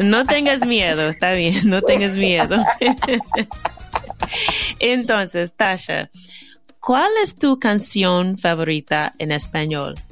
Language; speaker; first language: Spanish; non-native, learner; English